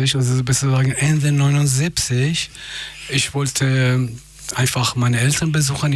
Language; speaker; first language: German; non-native, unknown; Persian